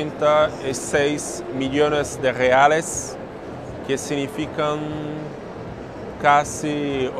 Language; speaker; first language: Spanish; non-native, fluent; Portuguese